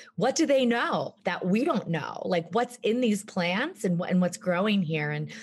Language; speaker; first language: English; native; English